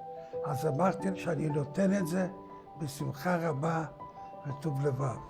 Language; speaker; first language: Hebrew; non-native, fluent; English